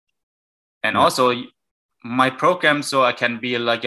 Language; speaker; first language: English; non-native, learner; Thai